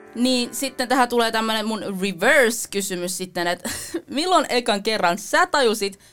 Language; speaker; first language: Finnish; early bilingual, other home language; Vietnamese